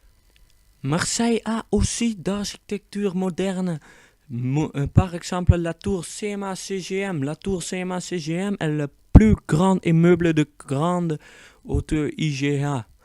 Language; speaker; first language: French; non-native, learner; Dutch